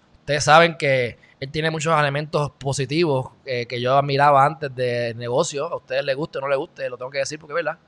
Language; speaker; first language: Spanish; native; Spanish